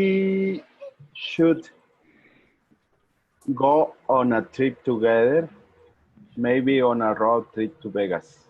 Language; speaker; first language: English; non-native, learner; Spanish